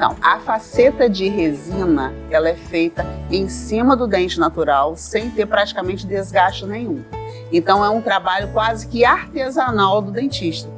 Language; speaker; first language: Portuguese; native; Portuguese